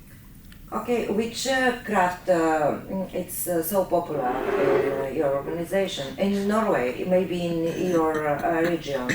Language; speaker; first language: English; non-native, learner; Bulgarian